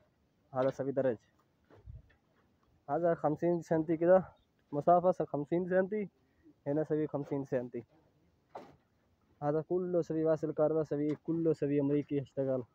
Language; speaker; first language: Arabic; non-native, learner; Urdu